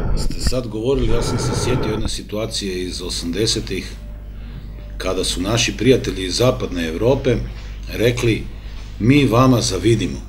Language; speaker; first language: Croatian; native; Croatian